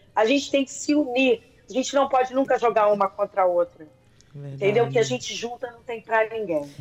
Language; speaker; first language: Portuguese; native; Portuguese